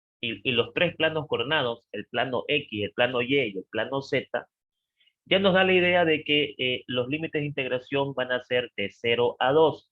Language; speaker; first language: Spanish; native; Spanish